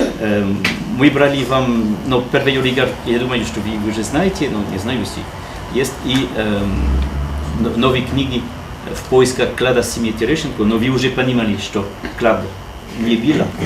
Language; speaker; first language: Russian; non-native, learner; French